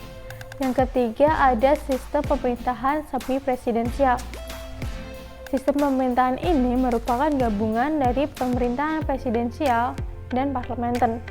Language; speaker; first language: Indonesian; native; Indonesian